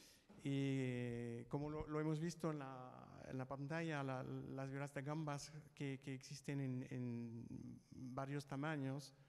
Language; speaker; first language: Spanish; non-native, fluent; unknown